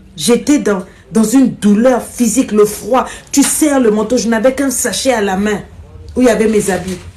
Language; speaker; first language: French; non-native, local second language; Lingala